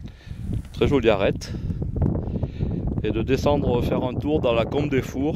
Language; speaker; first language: French; native; French